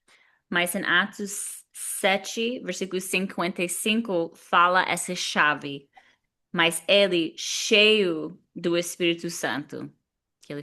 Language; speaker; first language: Portuguese; non-native, fluent; English